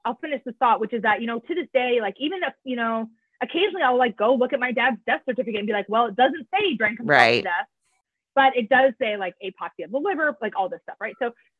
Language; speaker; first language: English; native; English